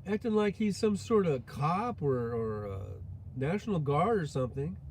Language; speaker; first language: English; native; English